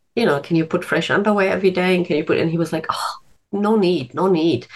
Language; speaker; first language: English; non-native, fluent; German